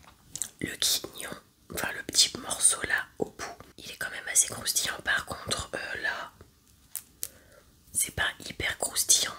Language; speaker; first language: French; native; French